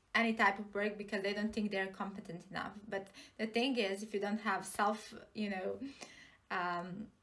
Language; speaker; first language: English; non-native, fluent; Serbian